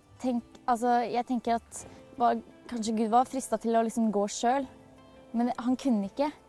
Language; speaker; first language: Norwegian; native; Norwegian